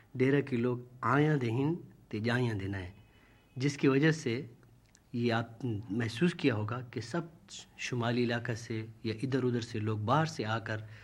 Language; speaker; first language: Urdu; non-native, local second language; Saraiki